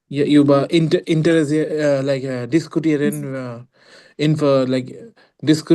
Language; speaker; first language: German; non-native, learner; Hindi